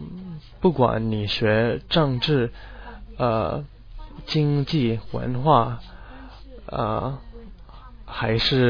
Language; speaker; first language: Chinese; non-native, learner; English